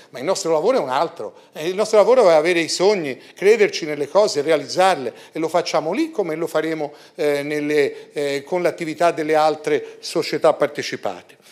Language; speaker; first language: Italian; native; Italian